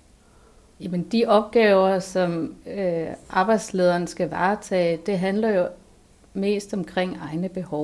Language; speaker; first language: Danish; native; Danish